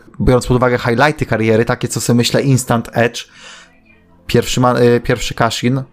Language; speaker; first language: Polish; native; Polish